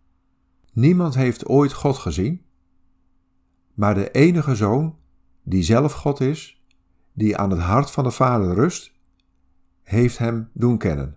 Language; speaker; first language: Dutch; native; Dutch